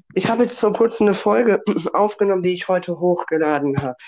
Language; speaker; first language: German; non-native, fluent; Russian